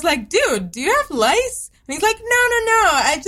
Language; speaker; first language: English; non-native, fluent; Hebrew